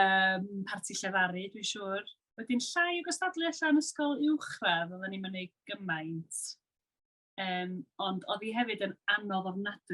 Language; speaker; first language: Welsh; native; Welsh